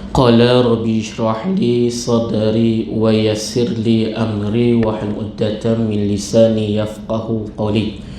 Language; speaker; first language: Malay; native; Malay